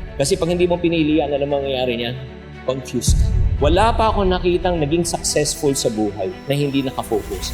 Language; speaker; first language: Filipino; native; Filipino